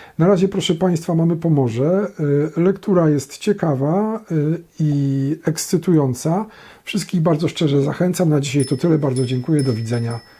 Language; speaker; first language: Polish; native; Polish